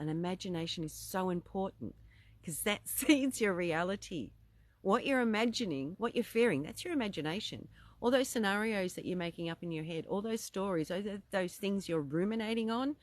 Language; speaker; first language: English; native; English